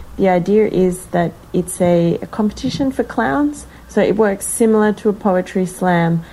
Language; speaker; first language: English; native; English